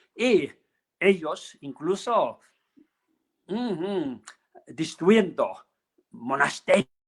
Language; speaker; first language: Spanish; non-native, learner; Tibetan